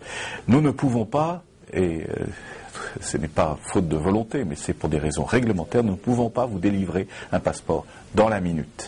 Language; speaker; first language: French; native; French